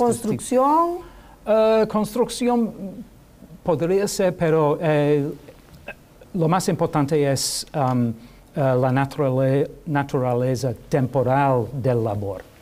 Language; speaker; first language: Spanish; non-native, learner; English